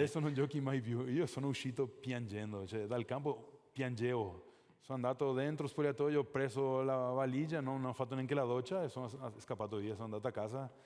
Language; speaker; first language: Italian; non-native, fluent; Spanish